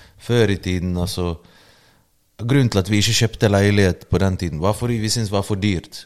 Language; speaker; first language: Norwegian; early bilingual, other home language; Bosnian